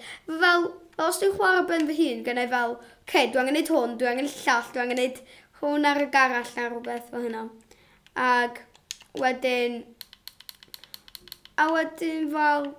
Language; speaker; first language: Welsh; non-native, local second language; English